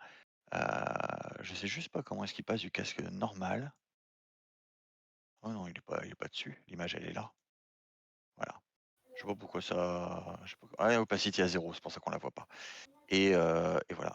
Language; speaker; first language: French; native; French